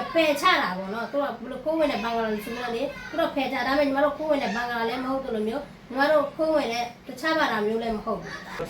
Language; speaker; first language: Burmese; non-native, local second language; Rohingya